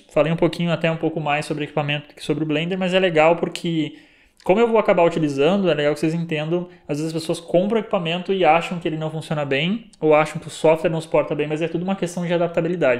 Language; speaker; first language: Portuguese; native; Portuguese